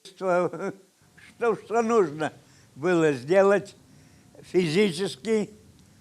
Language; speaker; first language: Russian; early bilingual, heritage; Russian